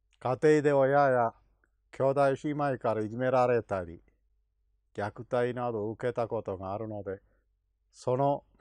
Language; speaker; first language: Japanese; non-native, fluent; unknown